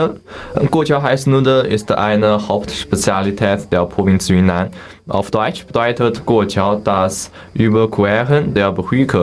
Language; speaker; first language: German; non-native, learner; Chinese